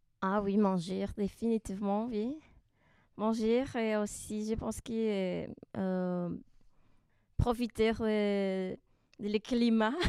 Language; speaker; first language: French; non-native, learner; Spanish